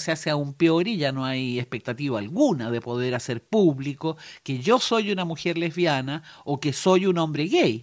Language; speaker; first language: Spanish; native; Spanish